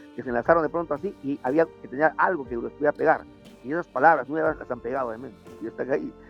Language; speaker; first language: Spanish; native; Spanish